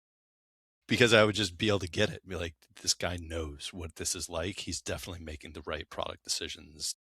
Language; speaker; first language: English; native; English